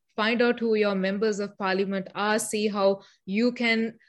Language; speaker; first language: English; non-native, local second language; Sinhala